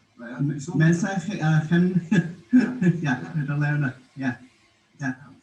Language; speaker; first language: Dutch; non-native, learner; English